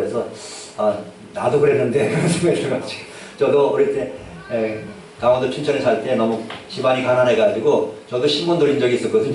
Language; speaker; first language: Korean; native; Korean